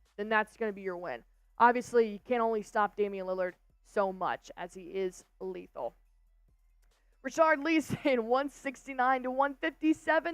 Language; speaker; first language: English; native; English